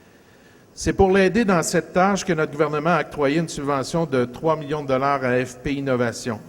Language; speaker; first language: French; native; French